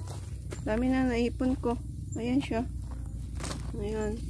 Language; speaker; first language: Filipino; non-native, local second language; Aklanon